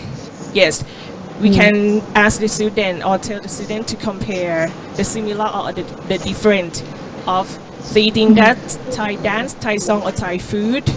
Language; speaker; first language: English; non-native, learner; Thai